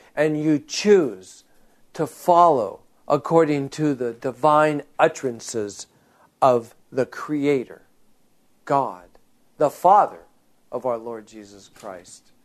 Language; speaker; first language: English; native; English